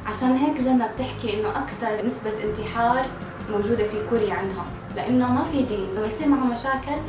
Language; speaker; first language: Arabic; native; Arabic